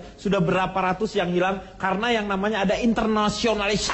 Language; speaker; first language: Indonesian; native; Indonesian